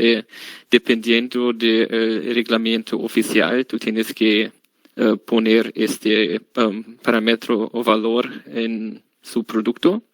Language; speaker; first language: Spanish; non-native, learner; German